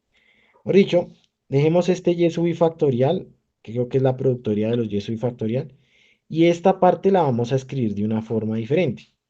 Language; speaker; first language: Spanish; native; Spanish